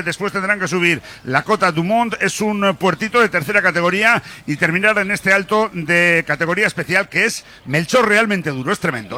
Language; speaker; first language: Spanish; native; Spanish